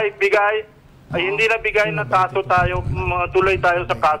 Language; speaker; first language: Filipino; non-native, learner; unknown